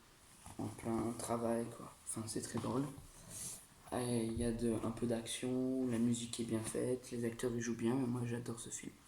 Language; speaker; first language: French; native; French